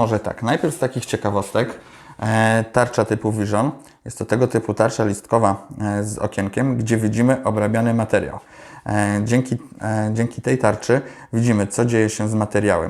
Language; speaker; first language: Polish; native; Polish